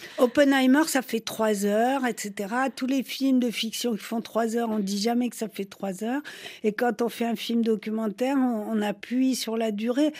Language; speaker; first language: French; native; French